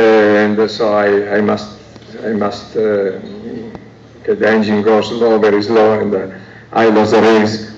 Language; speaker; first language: English; non-native, learner; Italian